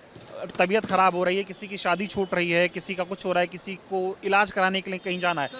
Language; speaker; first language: Hindi; native; Hindi